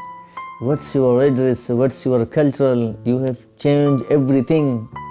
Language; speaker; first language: English; non-native, learner; Pashto